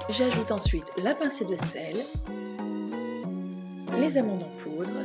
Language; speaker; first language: French; native; French